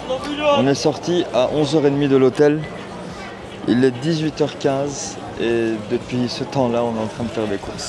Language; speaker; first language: French; early bilingual, heritage; Turkish